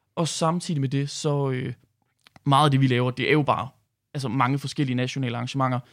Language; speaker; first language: Danish; native; Danish